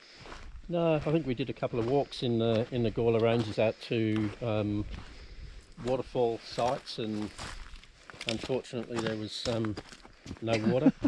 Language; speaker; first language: English; native; English